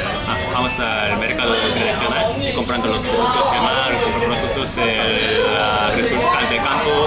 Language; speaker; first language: Spanish; non-native, fluent; Korean